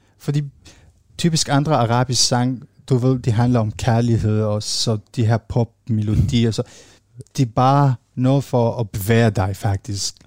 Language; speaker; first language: Danish; non-native, fluent; Arabic